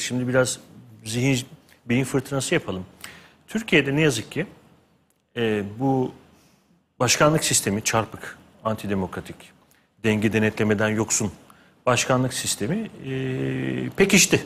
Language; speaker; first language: Turkish; native; Turkish